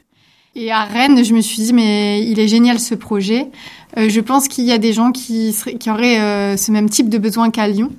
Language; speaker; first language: French; native; French